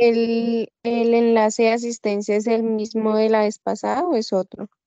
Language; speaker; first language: Spanish; native; Spanish